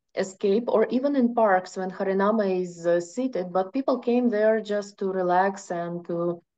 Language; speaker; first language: English; non-native, fluent; Russian